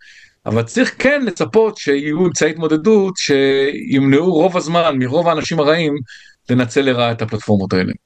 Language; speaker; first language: Hebrew; native; Hebrew